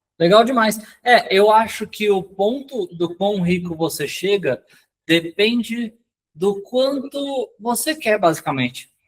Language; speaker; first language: Portuguese; native; Portuguese